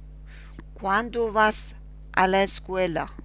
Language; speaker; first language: Spanish; non-native, fluent; Persian